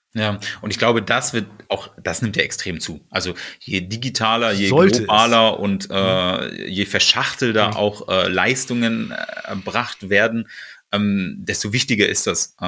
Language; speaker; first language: German; native; German